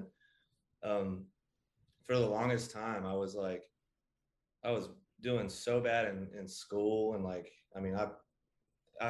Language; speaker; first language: English; native; English